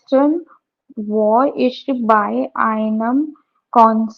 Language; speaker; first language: German; non-native, learner; Hindi